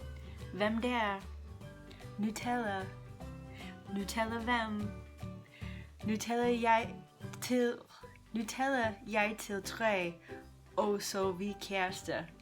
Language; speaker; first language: Danish; non-native, learner; English